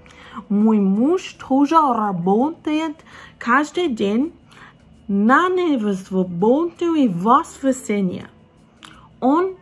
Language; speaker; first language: Russian; non-native, learner; English